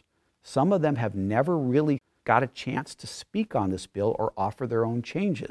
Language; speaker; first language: English; native; English